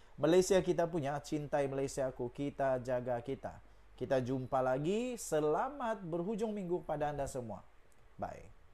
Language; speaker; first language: Malay; native; Malay